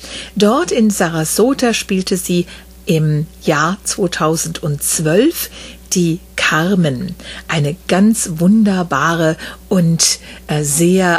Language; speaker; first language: German; native; German